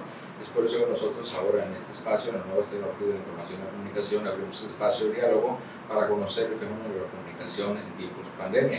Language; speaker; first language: Spanish; native; Spanish